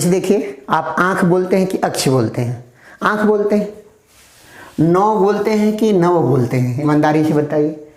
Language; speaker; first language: Hindi; native; Hindi